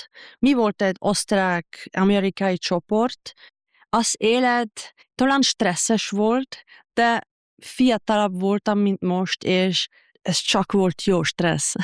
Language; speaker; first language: Hungarian; non-native, fluent; German